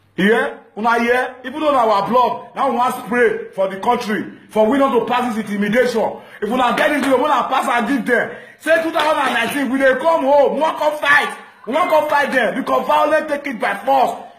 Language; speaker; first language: Nigerian Pidgin; non-native, local second language; Bini